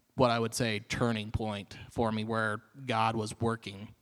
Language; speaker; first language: English; native; English